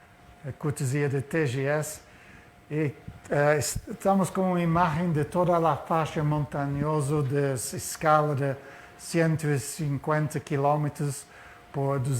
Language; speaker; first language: Portuguese; non-native, learner; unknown